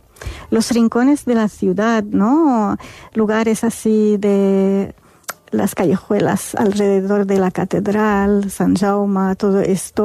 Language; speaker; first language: Spanish; non-native, fluent; Arabic